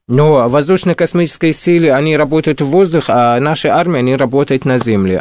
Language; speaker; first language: Russian; non-native, fluent; Arabic